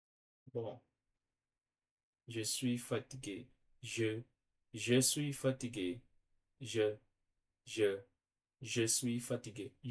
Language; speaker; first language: French; non-native, learner; Portuguese